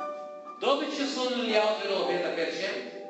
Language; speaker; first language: Italian; non-native, learner; Portuguese